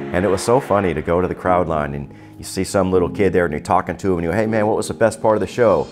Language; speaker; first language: English; native; English